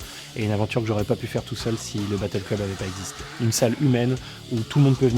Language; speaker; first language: French; native; French